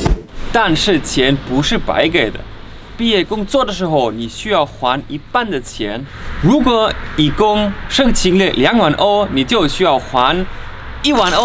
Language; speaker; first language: Chinese; non-native, fluent; German